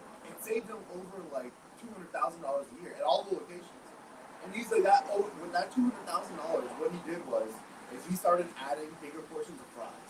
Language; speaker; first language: English; native; English